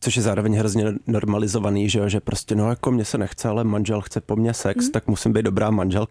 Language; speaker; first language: Czech; native; Czech